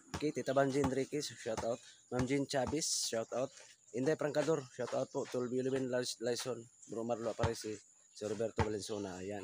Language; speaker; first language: Filipino; non-native, local second language; Cebuano